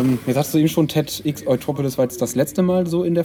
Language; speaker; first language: German; native; German